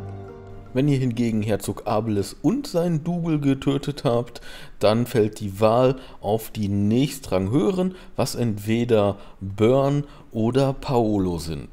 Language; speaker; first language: German; native; German